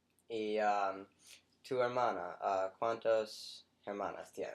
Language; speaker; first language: Spanish; non-native, learner; English